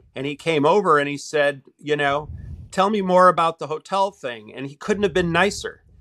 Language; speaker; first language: English; native; English